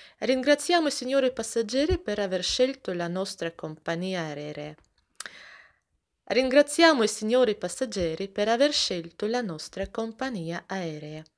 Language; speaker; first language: Italian; non-native, fluent; Russian